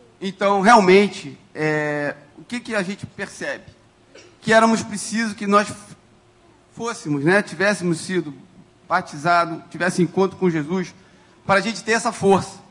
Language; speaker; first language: Portuguese; native; Portuguese